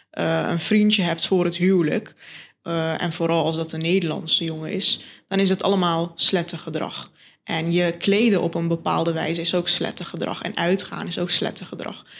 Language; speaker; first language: Dutch; non-native, local second language; Turkish